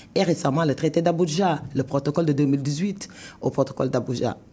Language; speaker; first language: French; non-native, local second language; Wolof